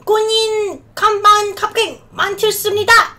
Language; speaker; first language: Korean; non-native, learner; Cantonese